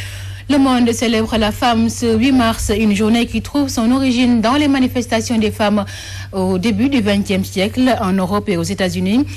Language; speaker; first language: French; non-native, local second language; Wolof